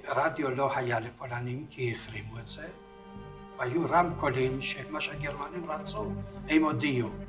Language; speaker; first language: Hebrew; non-native, fluent; Yiddish